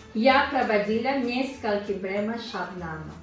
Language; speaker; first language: Russian; non-native, learner; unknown